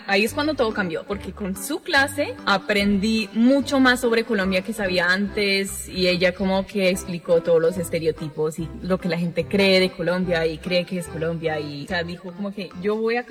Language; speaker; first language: Spanish; non-native, fluent; English